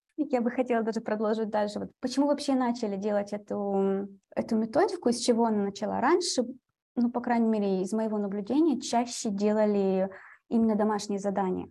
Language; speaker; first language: Russian; early bilingual, heritage; Russian